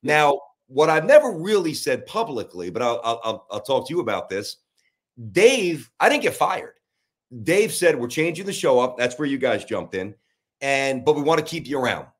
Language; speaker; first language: English; native; English